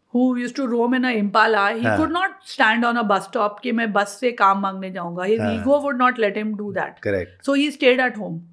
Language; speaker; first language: Hindi; native; Hindi